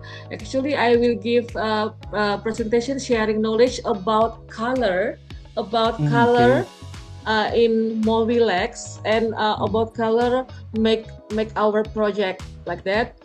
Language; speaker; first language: English; non-native, fluent; Indonesian